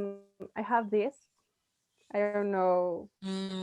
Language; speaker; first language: English; non-native, learner; Spanish